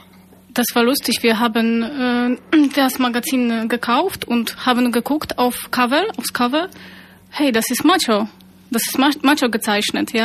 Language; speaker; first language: German; non-native, fluent; Polish